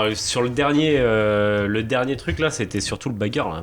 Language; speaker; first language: French; native; French